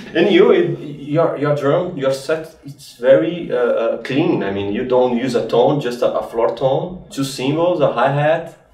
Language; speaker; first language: English; non-native, fluent; Portuguese